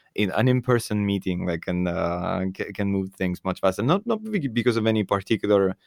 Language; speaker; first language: English; non-native, fluent; Italian